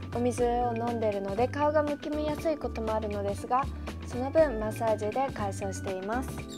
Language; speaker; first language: Japanese; early bilingual, heritage; Japanese